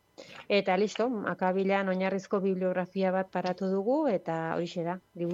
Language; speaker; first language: Basque; native; Basque